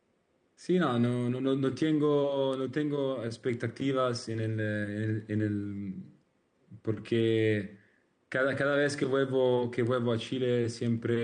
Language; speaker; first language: Spanish; non-native, learner; Italian